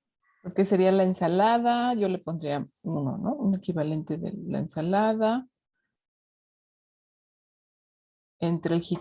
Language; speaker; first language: Spanish; native; Spanish